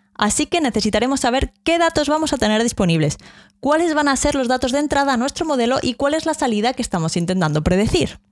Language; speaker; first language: Spanish; native; Spanish